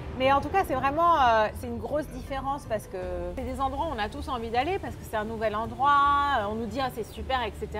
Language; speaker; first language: French; native; French